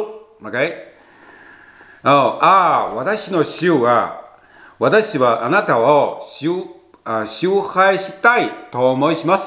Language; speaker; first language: Japanese; non-native, fluent; Chinese